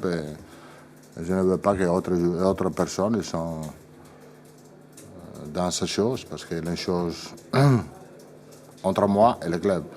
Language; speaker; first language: French; non-native, fluent; Italian